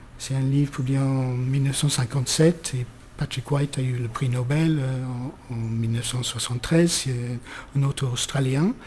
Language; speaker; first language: French; non-native, fluent; English